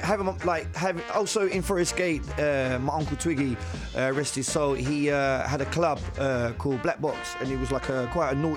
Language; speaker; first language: English; native; English